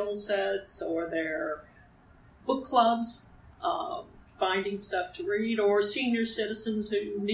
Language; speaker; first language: English; native; English